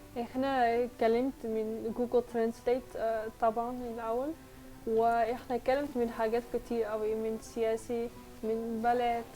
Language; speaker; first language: Arabic; non-native, learner; Dutch